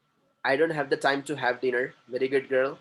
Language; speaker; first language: English; non-native, local second language; Hindi